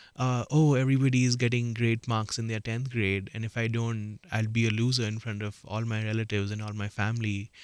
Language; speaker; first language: English; non-native, local second language; Marathi